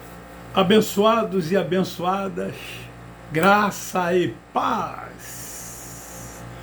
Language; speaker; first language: Portuguese; native; Portuguese